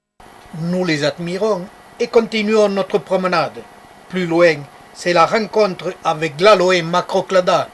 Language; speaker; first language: French; native; French